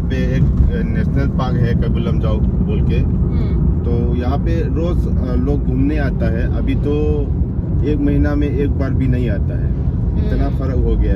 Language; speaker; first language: Hindi; non-native, local second language; Manipuri